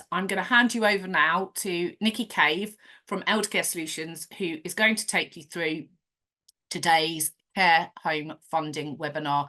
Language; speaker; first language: English; native; English